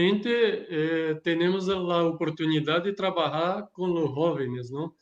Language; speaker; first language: Spanish; non-native, learner; Portuguese